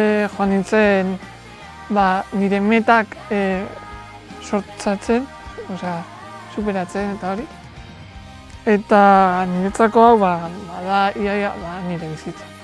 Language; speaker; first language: Basque; non-native, local second language; Spanish